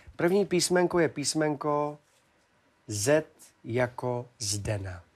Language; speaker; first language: Czech; native; Czech